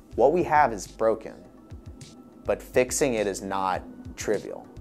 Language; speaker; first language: English; native; English